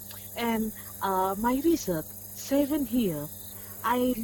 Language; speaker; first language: English; non-native, learner; Indonesian